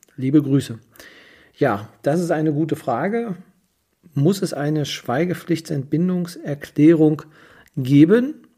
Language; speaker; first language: German; native; German